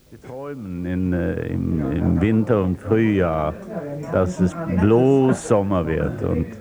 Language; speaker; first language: German; non-native, fluent; Swedish